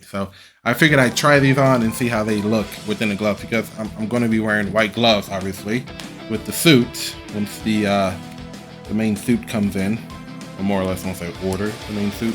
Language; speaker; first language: English; native; English